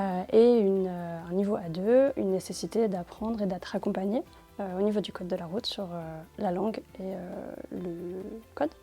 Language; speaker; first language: French; native; French